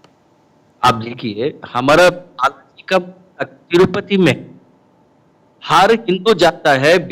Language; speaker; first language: Hindi; non-native, local second language; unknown